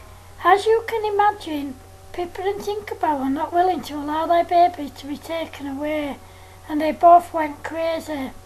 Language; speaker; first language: English; native; English